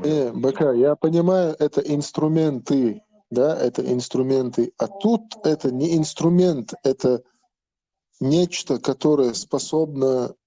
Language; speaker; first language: Russian; non-native, local second language; Chechen